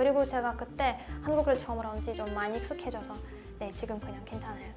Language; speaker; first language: Korean; non-native, fluent; Russian